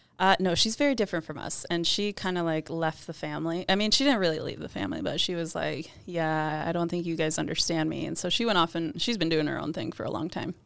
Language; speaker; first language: English; native; English